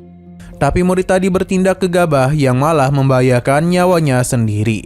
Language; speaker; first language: Indonesian; native; Indonesian